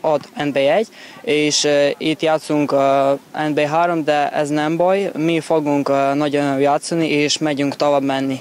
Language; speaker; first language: Hungarian; non-native, learner; Ukrainian